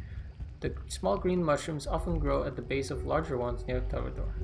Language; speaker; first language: English; native; English